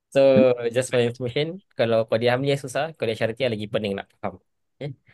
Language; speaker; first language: Malay; native; Malay